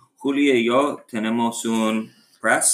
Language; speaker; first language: Spanish; non-native, learner; English